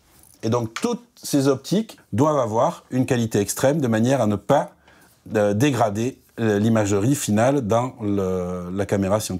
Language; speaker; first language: French; native; French